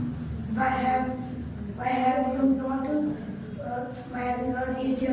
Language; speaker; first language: English; non-native, learner; Hindi